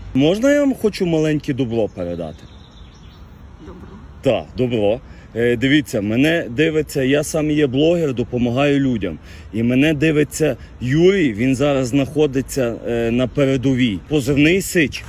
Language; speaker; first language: Ukrainian; native; Ukrainian